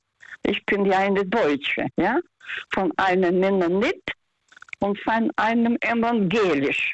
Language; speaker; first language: German; non-native, fluent; Russian